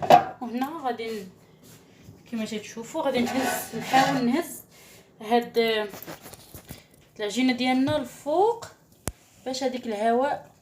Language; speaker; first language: Arabic; native; Arabic